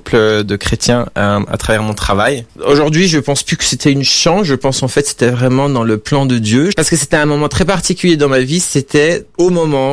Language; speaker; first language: French; native; French